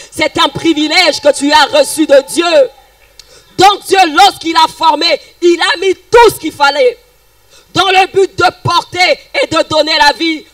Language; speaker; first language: French; non-native, local second language; Lingala